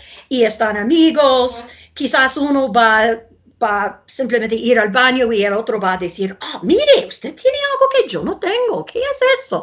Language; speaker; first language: Spanish; non-native, fluent; English